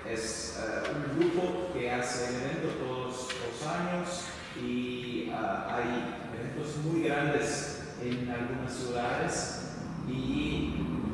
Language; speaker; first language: Spanish; non-native, fluent; Portuguese